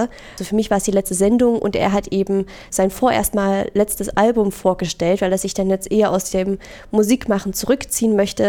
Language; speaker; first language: German; native; German